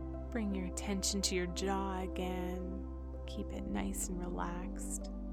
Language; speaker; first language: English; native; English